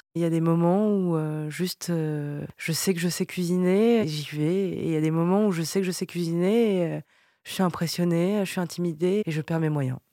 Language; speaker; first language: French; early bilingual, other home language; Vietnamese